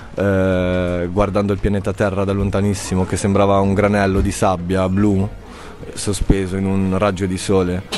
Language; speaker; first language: Italian; native; Italian